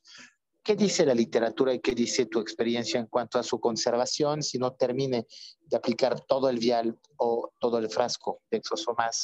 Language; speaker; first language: Spanish; native; Spanish